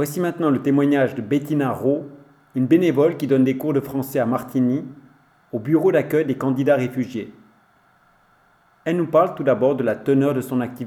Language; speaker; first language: French; native; French